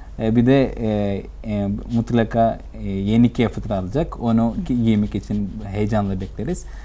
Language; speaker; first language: Turkish; non-native, fluent; Malayalam